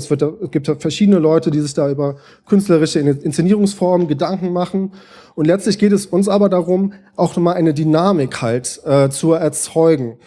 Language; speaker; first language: German; native; German